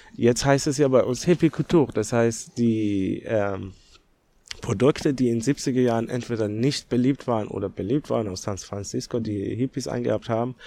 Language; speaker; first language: German; non-native, fluent; Persian